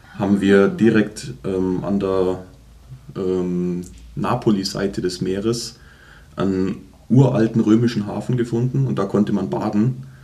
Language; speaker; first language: German; native; German